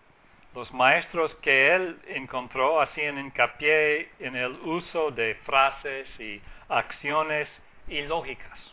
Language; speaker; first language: Spanish; non-native, fluent; English